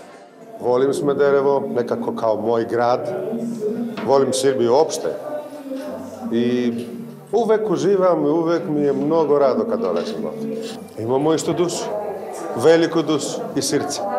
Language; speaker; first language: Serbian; non-native, fluent; Greek